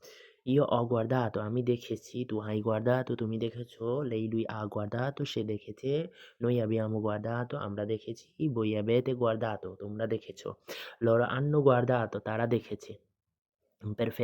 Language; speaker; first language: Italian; non-native, fluent; Bangla